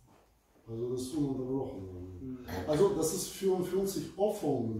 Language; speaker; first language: German; non-native, fluent; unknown